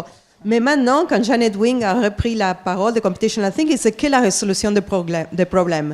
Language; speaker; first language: French; non-native, fluent; English